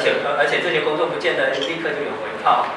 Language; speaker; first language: Chinese; native; Chinese